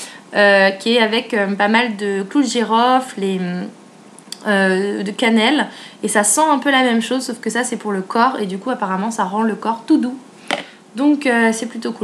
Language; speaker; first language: French; native; French